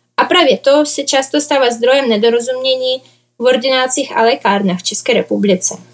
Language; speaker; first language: Czech; non-native, fluent; Ukrainian